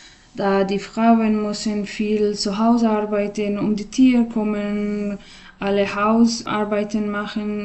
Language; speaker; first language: German; non-native, learner; Persian